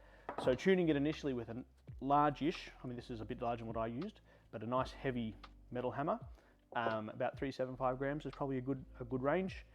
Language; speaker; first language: English; native; English